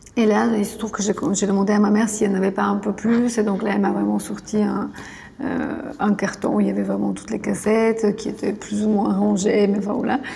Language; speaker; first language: French; non-native, fluent; Bulgarian